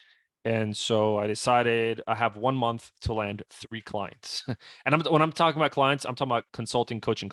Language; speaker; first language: English; native; English